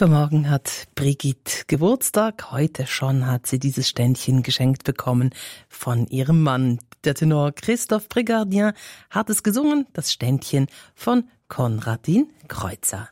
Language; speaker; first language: German; native; German